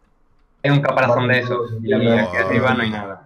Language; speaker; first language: Spanish; native; Spanish